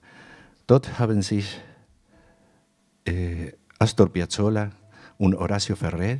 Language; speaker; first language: German; non-native, fluent; Spanish